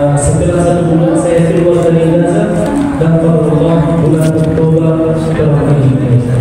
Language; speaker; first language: Indonesian; non-native, fluent; Arabic